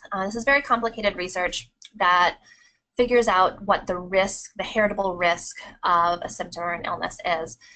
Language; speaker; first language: English; native; English